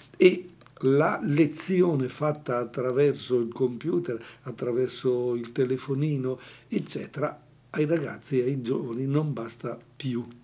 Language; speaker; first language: Italian; native; Italian